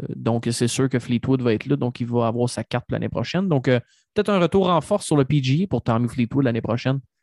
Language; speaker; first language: French; native; French